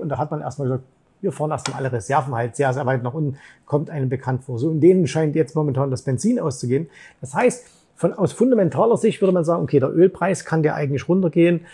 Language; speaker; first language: German; native; German